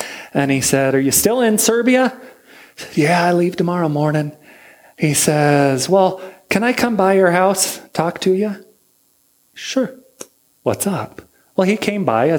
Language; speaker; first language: English; native; English